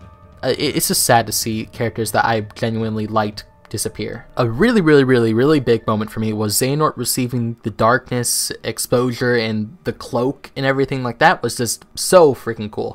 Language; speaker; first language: English; native; English